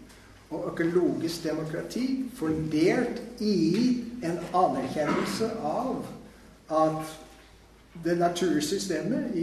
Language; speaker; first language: Norwegian; non-native, fluent; English